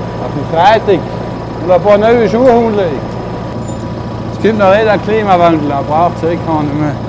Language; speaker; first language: German; native; German